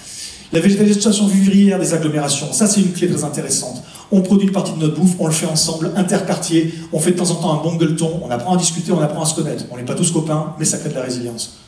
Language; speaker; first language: French; native; French